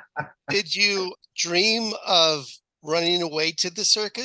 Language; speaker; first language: English; native; English